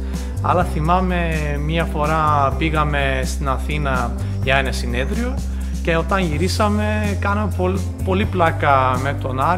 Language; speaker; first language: Greek; non-native, fluent; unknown